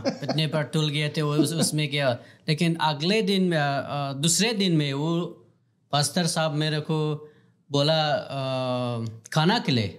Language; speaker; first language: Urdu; non-native, learner; Pashto